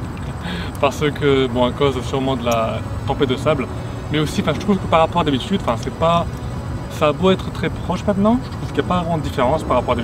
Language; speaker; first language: French; native; French